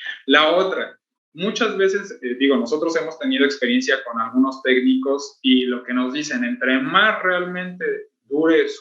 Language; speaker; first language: Spanish; native; Spanish